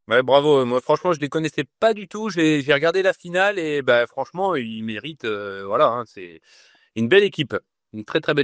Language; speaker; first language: French; native; French